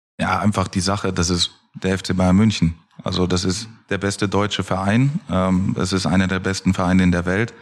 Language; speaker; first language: German; native; German